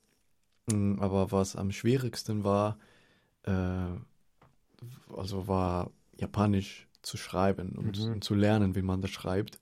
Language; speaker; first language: German; non-native, fluent; Spanish